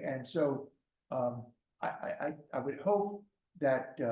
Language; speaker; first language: English; native; English